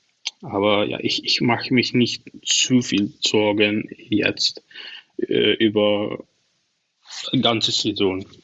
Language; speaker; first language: German; non-native, learner; Dutch